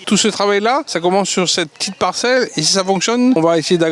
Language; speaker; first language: French; native; French